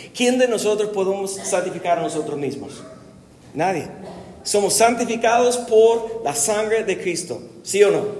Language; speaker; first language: Spanish; non-native, fluent; English